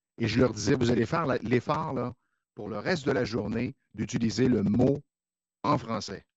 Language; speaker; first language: French; native; French